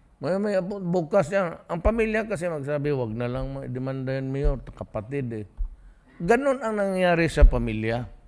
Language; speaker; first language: Filipino; non-native, local second language; Cebuano